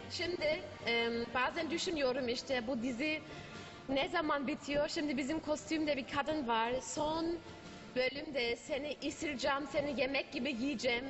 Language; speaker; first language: Turkish; non-native, learner; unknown